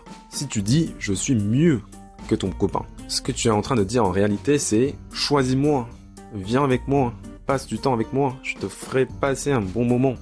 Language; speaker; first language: French; native; French